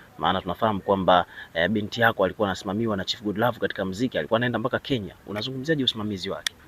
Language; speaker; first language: Swahili; native; Swahili